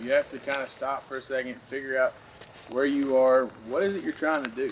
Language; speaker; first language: English; native; English